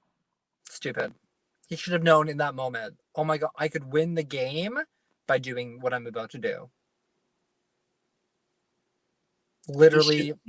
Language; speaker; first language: English; native; English